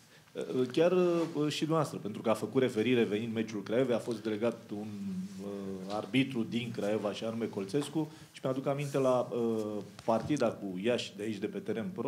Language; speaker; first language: Romanian; native; Romanian